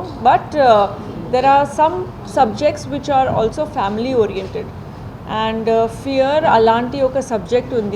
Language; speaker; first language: Telugu; non-native, fluent; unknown